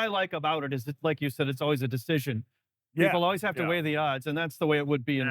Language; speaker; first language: English; native; English